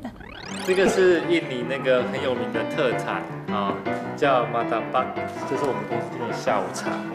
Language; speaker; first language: Chinese; native; Chinese